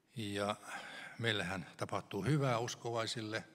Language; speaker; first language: Finnish; native; Finnish